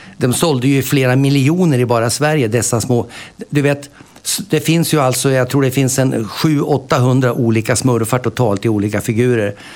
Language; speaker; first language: Swedish; native; Swedish